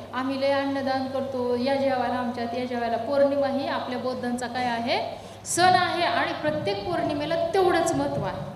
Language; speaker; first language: Marathi; native; Marathi